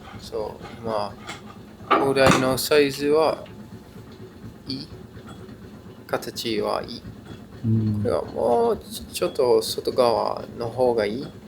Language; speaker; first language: Japanese; non-native, learner; Dutch